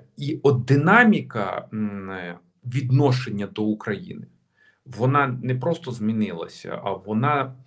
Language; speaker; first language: Ukrainian; native; Ukrainian